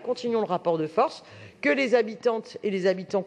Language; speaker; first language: French; native; French